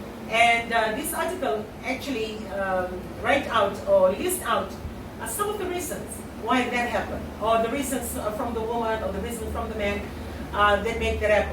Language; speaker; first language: English; non-native, local second language; Filipino